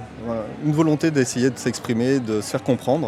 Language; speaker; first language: French; native; French